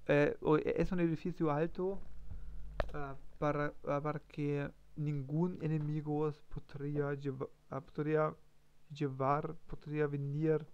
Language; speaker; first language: Spanish; non-native, learner; German